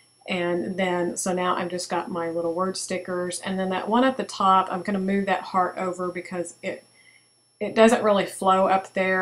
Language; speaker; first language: English; native; English